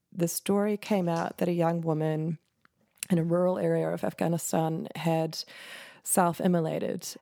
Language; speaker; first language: English; native; English